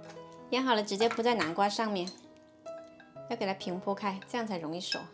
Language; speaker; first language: Chinese; native; Chinese